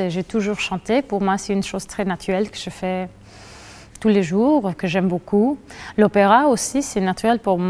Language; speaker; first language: French; non-native, fluent; Spanish